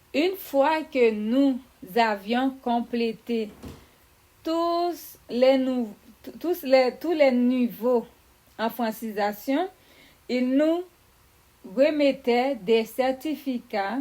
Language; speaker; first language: French; non-native, fluent; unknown